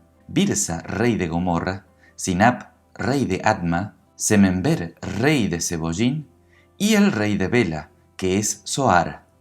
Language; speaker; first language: Spanish; native; Spanish